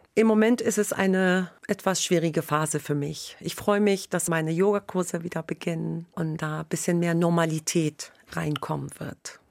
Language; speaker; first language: German; non-native, fluent; Persian